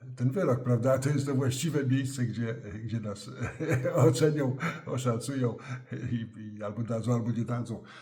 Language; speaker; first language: Polish; native; Polish